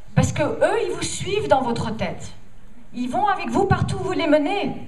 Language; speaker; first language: French; non-native, fluent; English